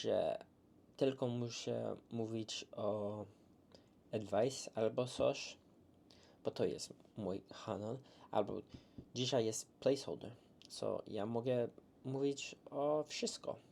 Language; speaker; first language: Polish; early bilingual, heritage; English